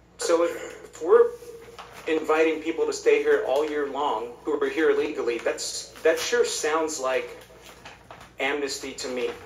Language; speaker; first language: English; native; English